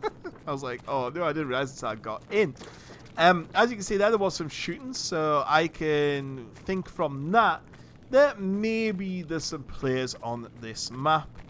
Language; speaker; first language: English; native; English